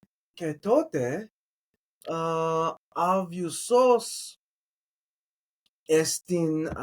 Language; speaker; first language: Greek; non-native, learner; English